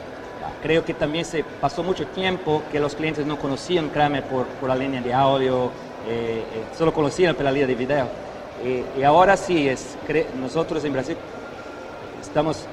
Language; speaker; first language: Spanish; non-native, fluent; Portuguese